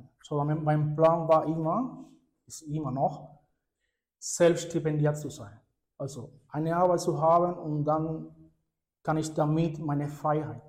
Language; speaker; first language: German; non-native, fluent; Spanish